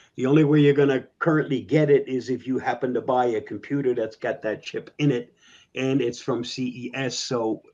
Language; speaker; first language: English; native; English